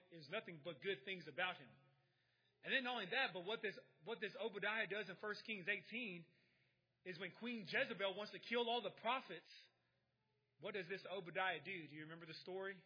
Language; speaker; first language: English; native; English